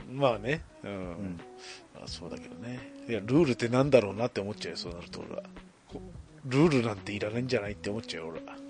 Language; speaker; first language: Japanese; native; Japanese